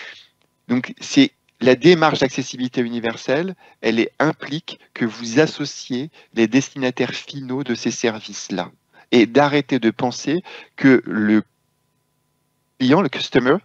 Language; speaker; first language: French; native; French